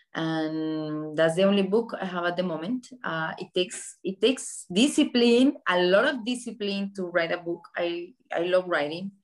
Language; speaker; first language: English; non-native, fluent; Spanish